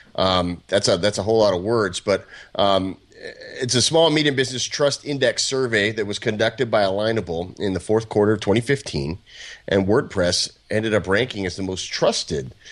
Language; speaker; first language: English; native; English